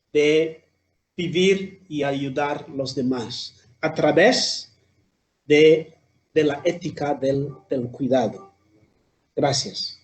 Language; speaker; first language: Spanish; non-native, fluent; Southern Sotho